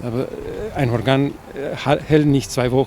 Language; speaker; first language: German; non-native, fluent; Chinese